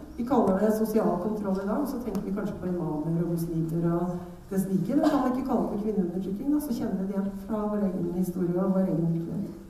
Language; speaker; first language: Norwegian; native; Norwegian